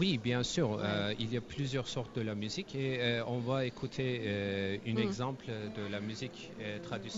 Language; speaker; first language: French; non-native, fluent; Turkish